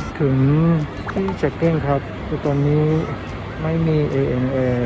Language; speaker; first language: Thai; non-native, learner; Japanese